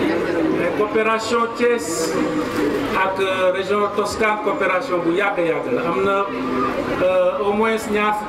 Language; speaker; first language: Italian; non-native, learner; Wolof